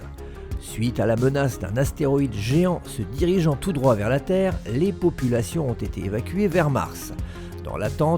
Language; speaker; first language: French; native; French